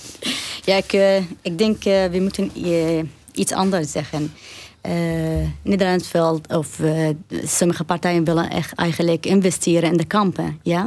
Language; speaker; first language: Dutch; non-native, learner; Arabic